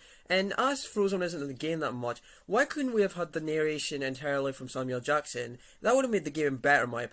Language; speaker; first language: English; native; English